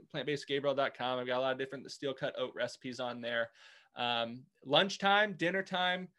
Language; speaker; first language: English; native; English